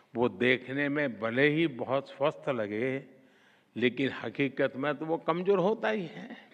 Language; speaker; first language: Hindi; native; Hindi